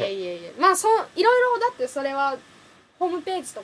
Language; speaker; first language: Japanese; native; Japanese